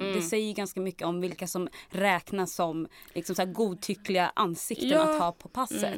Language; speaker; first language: Swedish; native; Swedish